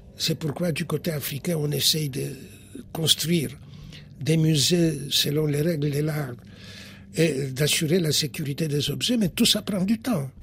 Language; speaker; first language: French; non-native, fluent; Polish